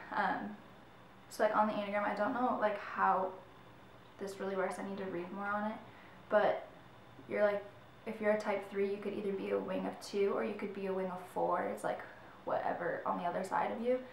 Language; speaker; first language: English; native; English